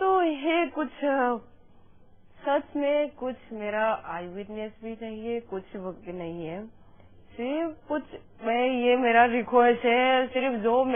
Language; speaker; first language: Hindi; non-native, local second language; Manipuri